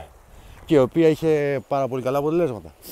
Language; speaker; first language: Greek; native; Greek